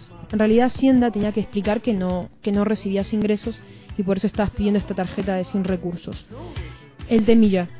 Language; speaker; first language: Spanish; native; Spanish